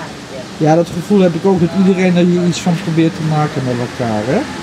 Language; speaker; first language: Dutch; native; Dutch